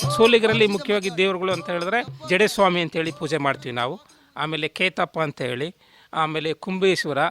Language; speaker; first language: Kannada; native; Kannada